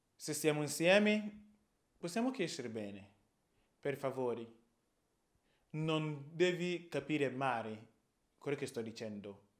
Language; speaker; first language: Italian; non-native, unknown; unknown